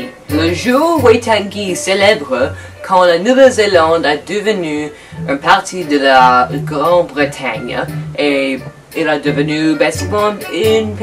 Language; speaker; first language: French; non-native, learner; English